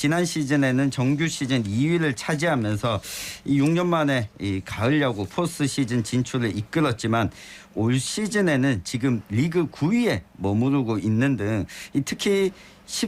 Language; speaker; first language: Korean; native; Korean